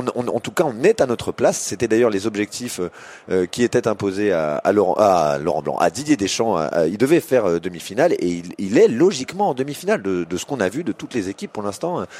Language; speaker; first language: French; native; French